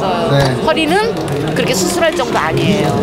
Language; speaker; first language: Korean; native; Korean